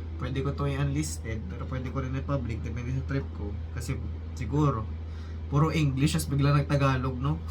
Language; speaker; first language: Filipino; non-native, local second language; Hiligaynon